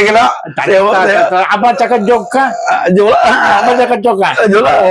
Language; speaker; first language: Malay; non-native, local second language; Tamil